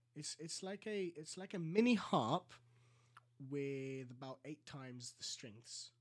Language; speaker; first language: English; early bilingual, other home language; Greek